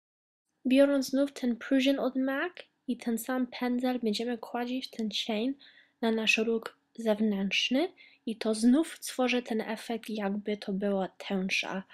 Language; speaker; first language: Polish; early bilingual, heritage; Polish